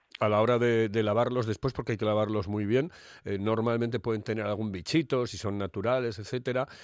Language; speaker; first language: Spanish; native; Spanish